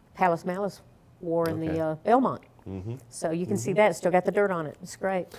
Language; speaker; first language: English; native; English